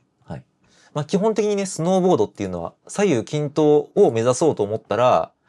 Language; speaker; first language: Japanese; native; Japanese